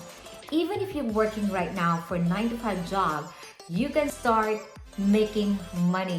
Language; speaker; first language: English; non-native, local second language; Filipino